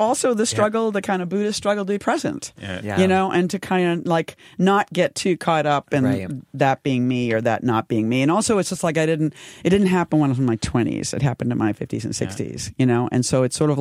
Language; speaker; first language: English; native; English